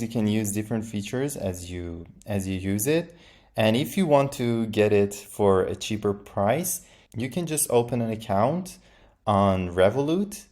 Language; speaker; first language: English; non-native, fluent; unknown